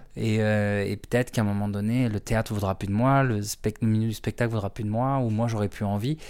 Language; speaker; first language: French; native; French